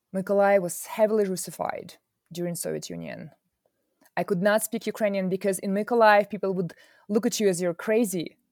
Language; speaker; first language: English; non-native, fluent; Ukrainian